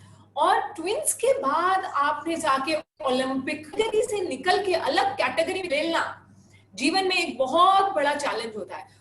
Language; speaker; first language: Hindi; native; Hindi